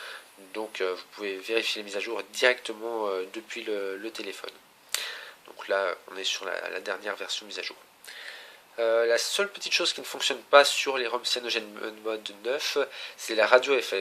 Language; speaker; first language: French; native; French